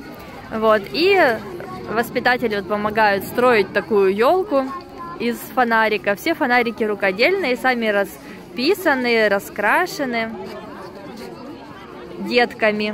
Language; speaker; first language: Russian; native; Russian